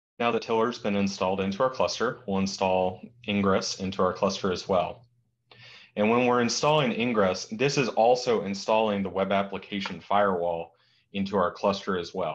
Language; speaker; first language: English; native; English